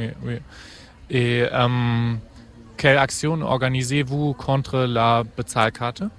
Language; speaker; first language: French; non-native, learner; German